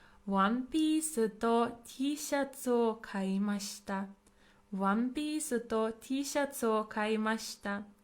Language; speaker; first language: Japanese; non-native, fluent; English